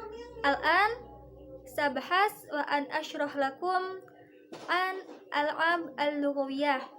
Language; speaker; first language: Arabic; non-native, learner; Indonesian